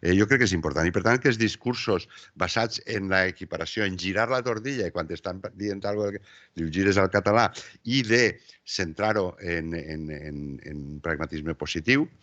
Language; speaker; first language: Catalan; native; Catalan